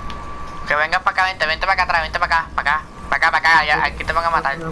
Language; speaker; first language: Spanish; native; Spanish